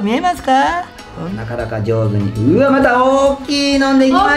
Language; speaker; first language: Japanese; native; Japanese